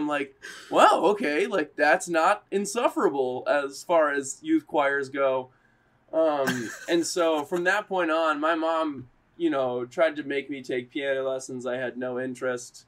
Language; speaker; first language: English; native; English